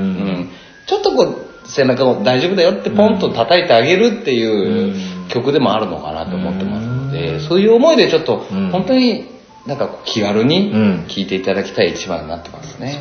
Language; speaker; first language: Japanese; native; Japanese